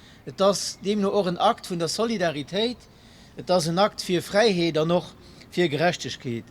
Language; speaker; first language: German; non-native, local second language; Luxembourgish